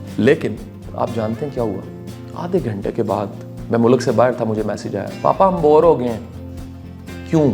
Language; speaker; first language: Urdu; non-native, local second language; Punjabi